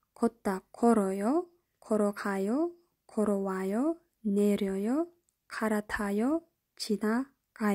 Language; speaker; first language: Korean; non-native, fluent; Kyrgyz